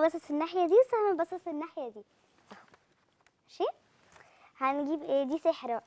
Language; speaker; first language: Arabic; native; Arabic